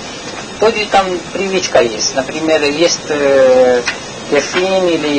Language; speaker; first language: Russian; non-native, learner; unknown